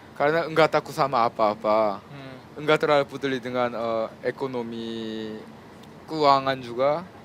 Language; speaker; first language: Indonesian; non-native, fluent; Korean